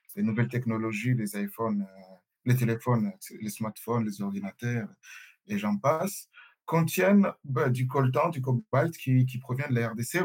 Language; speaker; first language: French; non-native, local second language; Swahili